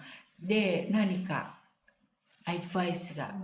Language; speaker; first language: Japanese; non-native, learner; Indonesian